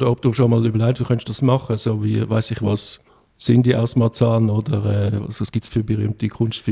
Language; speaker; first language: German; native; German